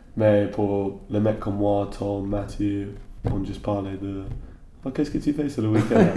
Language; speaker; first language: French; non-native, learner; English